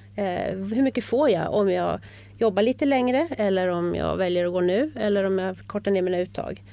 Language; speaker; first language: Swedish; native; Swedish